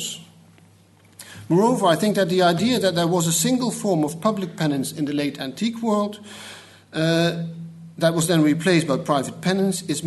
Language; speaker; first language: English; non-native, fluent; Dutch